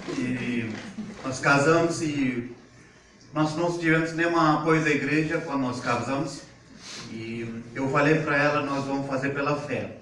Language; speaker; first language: Portuguese; non-native, fluent; Hindi